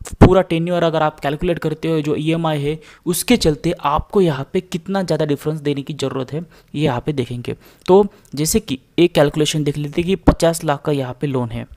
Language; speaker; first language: Hindi; non-native, local second language; Marathi